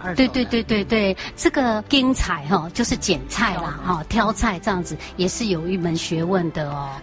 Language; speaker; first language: Chinese; native; Chinese